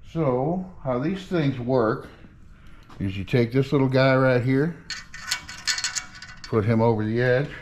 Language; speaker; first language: English; native; English